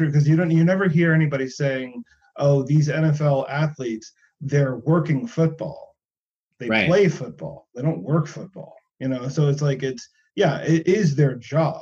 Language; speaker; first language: English; native; English